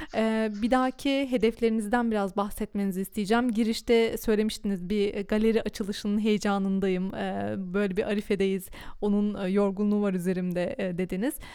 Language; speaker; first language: Turkish; early bilingual, heritage; Turkish